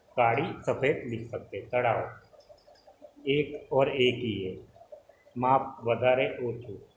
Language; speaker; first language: Hindi; non-native, local second language; Gujarati